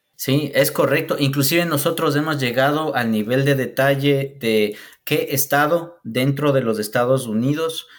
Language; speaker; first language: Spanish; native; Spanish